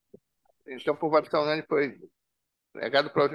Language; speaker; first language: Portuguese; native; Portuguese